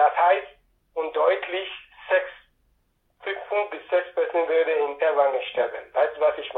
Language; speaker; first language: German; non-native, fluent; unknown